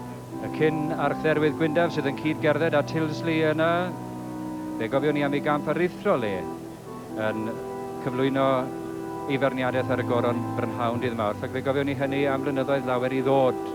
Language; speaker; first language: Welsh; native; Welsh